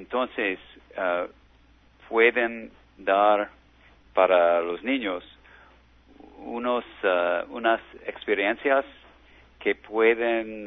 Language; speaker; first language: Spanish; non-native, learner; English